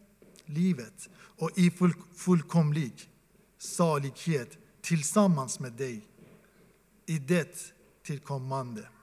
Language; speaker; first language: Swedish; non-native, fluent; Persian